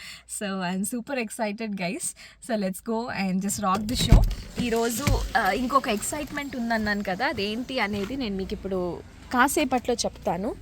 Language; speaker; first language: Telugu; native; Telugu